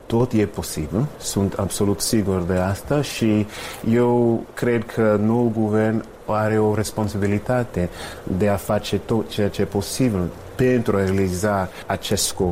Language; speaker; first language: Romanian; non-native, fluent; English